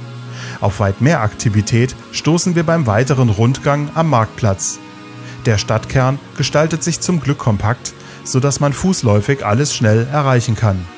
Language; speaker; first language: German; native; German